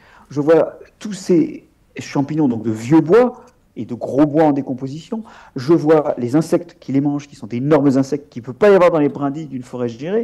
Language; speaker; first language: French; native; French